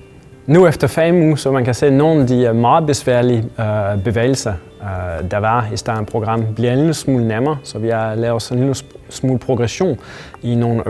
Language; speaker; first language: Danish; non-native, fluent; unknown